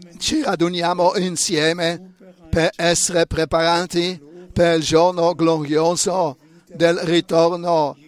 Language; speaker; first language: Italian; non-native, fluent; Romanian